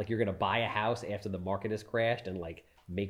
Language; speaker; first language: English; native; English